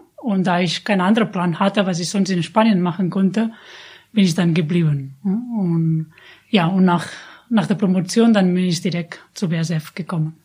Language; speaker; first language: German; non-native, fluent; Catalan